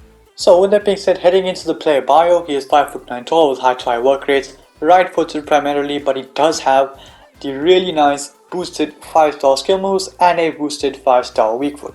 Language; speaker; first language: English; native; English